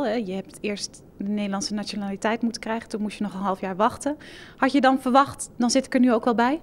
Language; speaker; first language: Dutch; native; Dutch